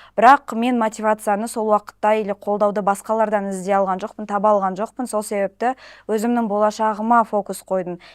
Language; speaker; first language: Kazakh; non-native, local second language; Russian